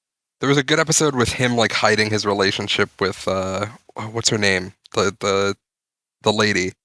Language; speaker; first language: English; native; English